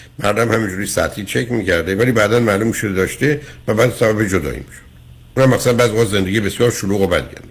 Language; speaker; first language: Persian; native; Persian